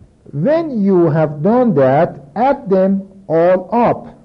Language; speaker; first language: English; non-native, fluent; Persian